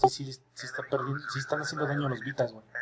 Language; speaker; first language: Spanish; native; Spanish